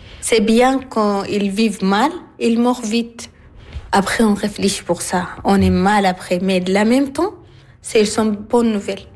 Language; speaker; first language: French; non-native, learner; Arabic